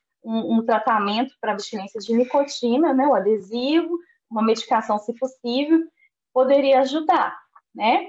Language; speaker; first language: Portuguese; native; Portuguese